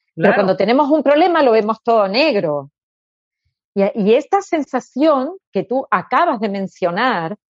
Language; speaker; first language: Spanish; native; Spanish